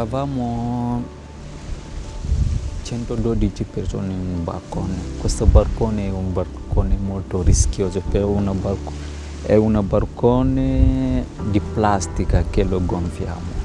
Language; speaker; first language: Italian; non-native, fluent; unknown